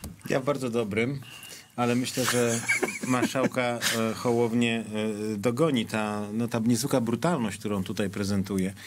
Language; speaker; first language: Polish; native; Polish